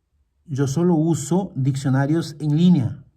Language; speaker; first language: Spanish; non-native, fluent; Portuguese